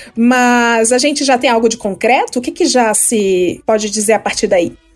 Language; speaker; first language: Portuguese; native; Portuguese